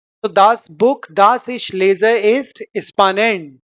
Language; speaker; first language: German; non-native, fluent; Hindi